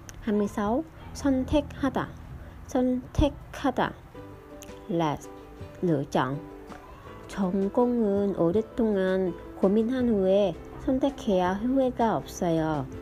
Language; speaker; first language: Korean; non-native, fluent; Vietnamese